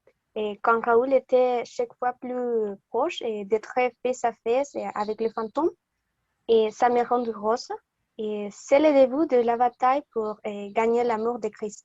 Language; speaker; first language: French; non-native, learner; Spanish